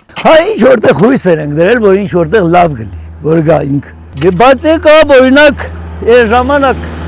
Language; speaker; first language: Armenian; native; Armenian